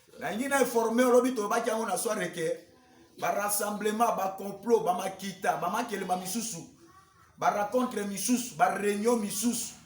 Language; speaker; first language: Lingala; native; Lingala